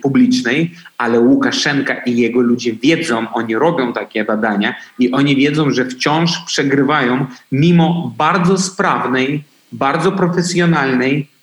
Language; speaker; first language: Polish; non-native, fluent; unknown